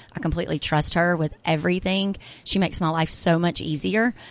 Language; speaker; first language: English; native; English